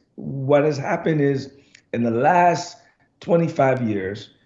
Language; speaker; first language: English; non-native, fluent; Haitian Creole